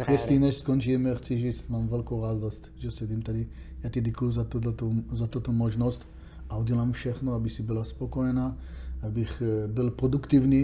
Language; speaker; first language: Czech; non-native, learner; Hebrew